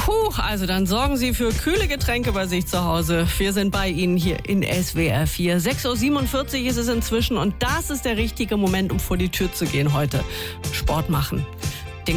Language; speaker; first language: German; native; German